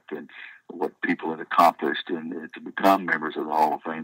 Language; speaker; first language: English; native; English